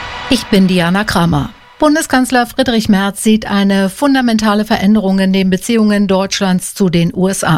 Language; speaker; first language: German; native; German